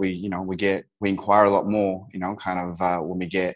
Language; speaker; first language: English; non-native, local second language; Nepali